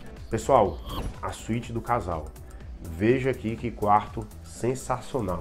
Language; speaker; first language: Portuguese; native; Portuguese